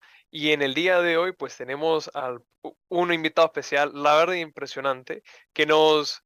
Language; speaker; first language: Spanish; native; Spanish